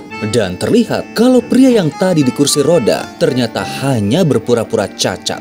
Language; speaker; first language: Indonesian; native; Indonesian